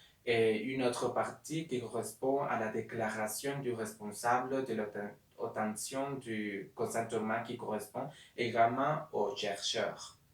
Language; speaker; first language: French; non-native, learner; Spanish